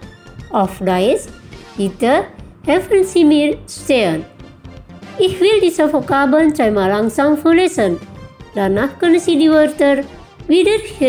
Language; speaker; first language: German; non-native, fluent; Indonesian